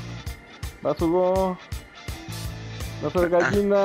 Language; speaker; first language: Spanish; native; Spanish